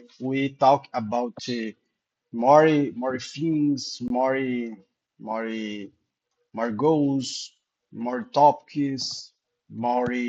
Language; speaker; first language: English; non-native, learner; Portuguese